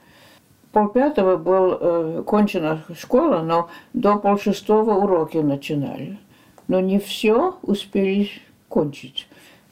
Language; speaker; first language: Russian; early bilingual, heritage; French